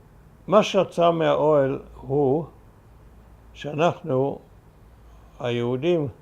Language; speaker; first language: Hebrew; early bilingual, other home language; German